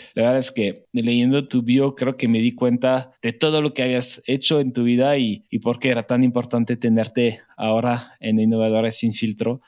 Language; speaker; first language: Spanish; non-native, fluent; French